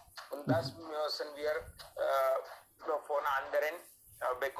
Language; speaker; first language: German; non-native, learner; Hindi